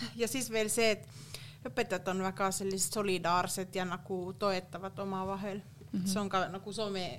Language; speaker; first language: Estonian; non-native, fluent; Finnish